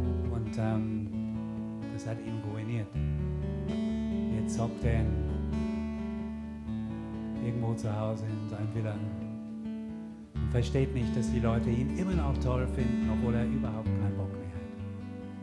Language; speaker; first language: German; non-native, fluent; English